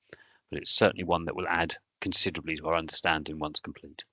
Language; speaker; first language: English; native; English